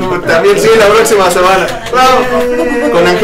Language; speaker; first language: Spanish; native; Spanish